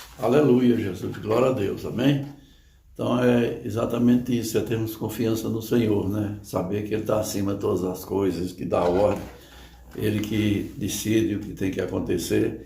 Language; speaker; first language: Portuguese; native; Portuguese